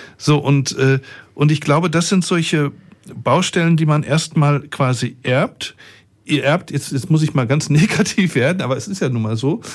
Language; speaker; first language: German; native; German